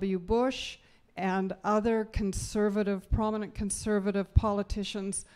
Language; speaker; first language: English; native; English